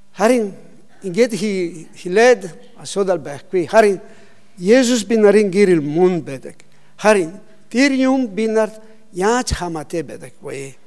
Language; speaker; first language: Mongolian; non-native, learner; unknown